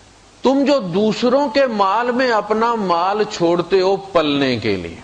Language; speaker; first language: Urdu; non-native, local second language; Punjabi